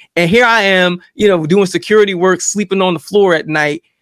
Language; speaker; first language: English; native; English